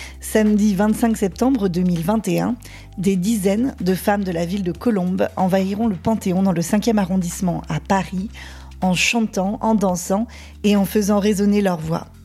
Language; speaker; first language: French; native; French